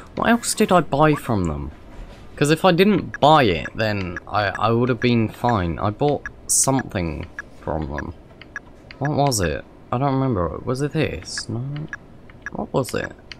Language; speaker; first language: English; native; English